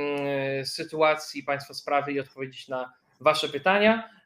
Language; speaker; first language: Polish; native; Polish